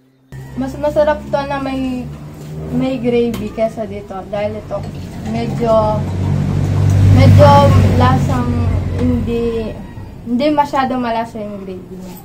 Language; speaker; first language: Filipino; non-native, local second language; Pampanga